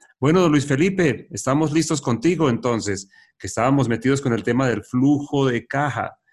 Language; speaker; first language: Spanish; native; Spanish